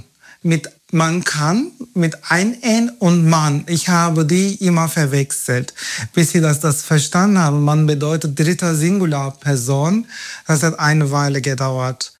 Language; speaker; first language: German; non-native, fluent; Turkish